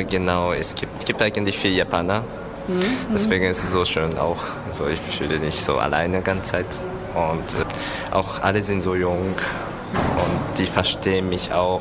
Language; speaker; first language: German; non-native, learner; Japanese